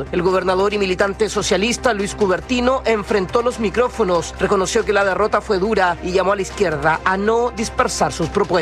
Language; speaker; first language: Spanish; native; Spanish